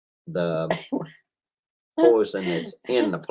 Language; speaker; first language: English; native; English